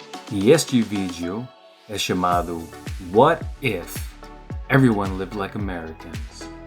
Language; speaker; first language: Portuguese; non-native, fluent; English